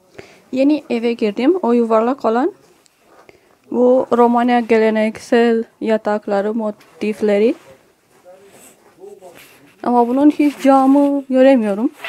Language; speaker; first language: Turkish; non-native, learner; Romanian